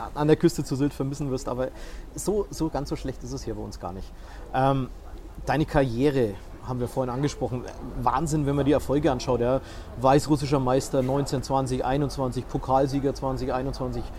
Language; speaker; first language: German; non-native, fluent; Spanish